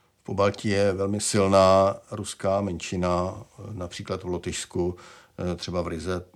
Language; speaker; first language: Czech; native; Czech